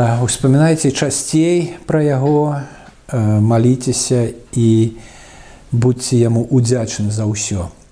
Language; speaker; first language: Belarusian; non-native, local second language; Russian